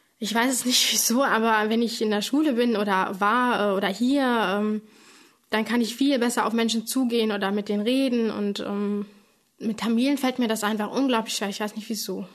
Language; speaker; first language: German; early bilingual, other home language; Tamil